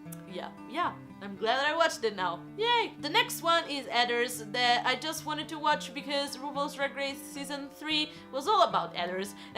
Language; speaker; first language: English; non-native, fluent; Italian